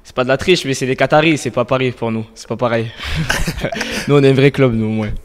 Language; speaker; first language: French; native; French